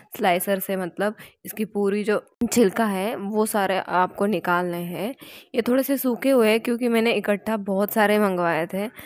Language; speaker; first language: Hindi; non-native, local second language; Marathi